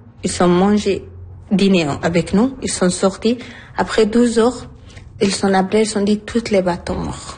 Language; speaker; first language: French; non-native, learner; Arabic